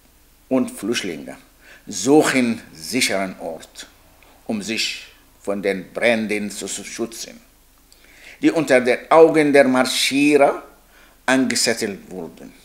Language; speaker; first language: German; non-native, learner; Arabic